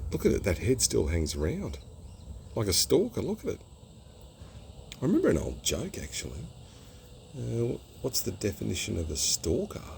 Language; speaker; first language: English; native; English